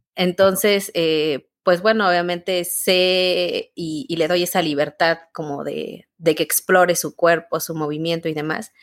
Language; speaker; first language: Spanish; native; Spanish